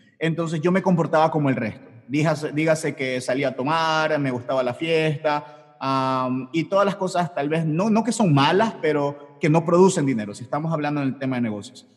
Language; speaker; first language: Spanish; native; Spanish